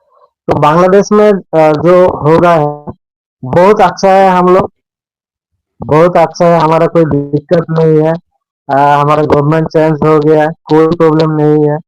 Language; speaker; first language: Hindi; non-native, learner; Bangla